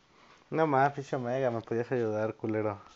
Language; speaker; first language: Spanish; native; Spanish